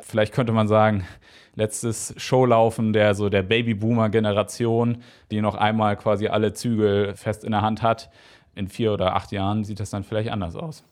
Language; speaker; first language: German; native; German